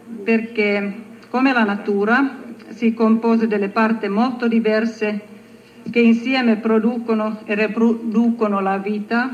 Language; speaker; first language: Italian; non-native, learner; Finnish